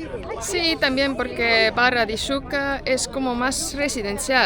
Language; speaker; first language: Spanish; non-native, fluent; Portuguese